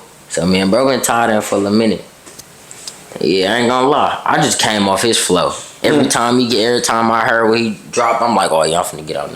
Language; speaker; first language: English; native; English